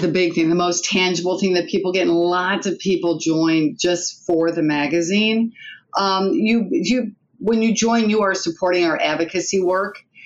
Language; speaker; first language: English; native; English